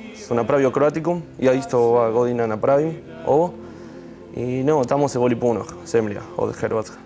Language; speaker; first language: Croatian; early bilingual, heritage; Spanish